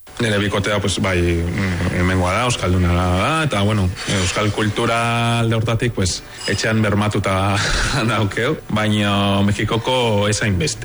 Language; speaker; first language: Basque; non-native, fluent; Spanish